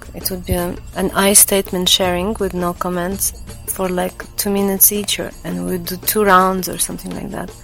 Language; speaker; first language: English; non-native, fluent; Latvian